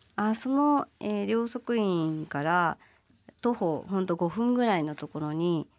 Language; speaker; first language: Japanese; native; Japanese